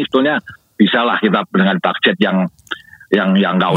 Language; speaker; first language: Indonesian; native; Indonesian